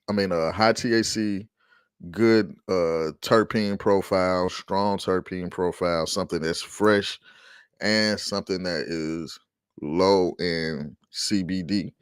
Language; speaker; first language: English; native; English